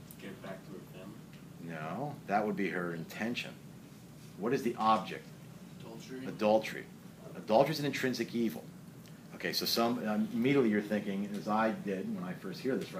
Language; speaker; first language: English; native; English